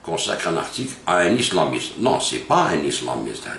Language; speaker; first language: French; non-native, local second language; Arabic